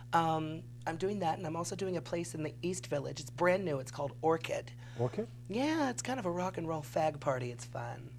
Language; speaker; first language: English; native; English